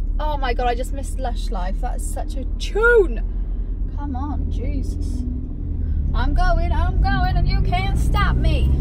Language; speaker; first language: English; native; English